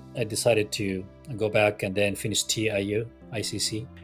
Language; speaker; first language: English; native; English